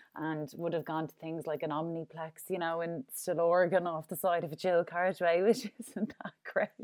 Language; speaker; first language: English; native; English